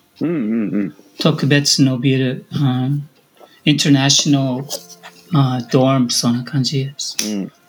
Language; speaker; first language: Japanese; non-native, learner; English